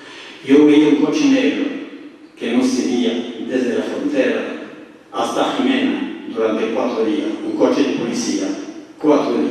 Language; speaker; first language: Spanish; early bilingual, heritage; French